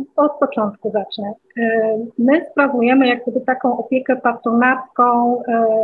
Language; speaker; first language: Polish; native; Polish